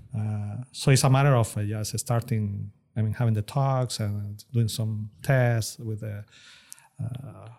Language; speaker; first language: English; non-native, fluent; Spanish